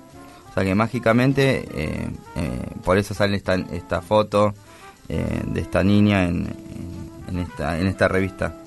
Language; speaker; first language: Spanish; native; Spanish